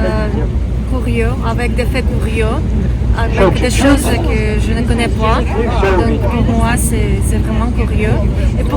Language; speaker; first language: French; non-native, learner; Russian